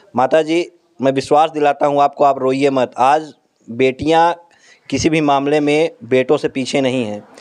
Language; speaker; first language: Hindi; native; Hindi